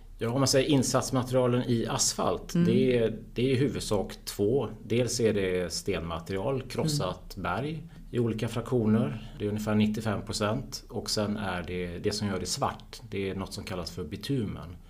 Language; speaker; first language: Swedish; native; Swedish